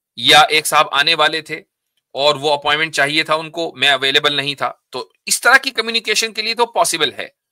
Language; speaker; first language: Hindi; native; Hindi